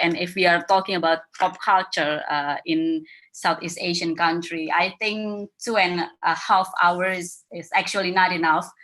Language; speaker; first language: English; non-native, fluent; Indonesian